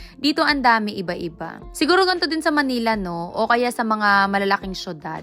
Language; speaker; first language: Filipino; native; Filipino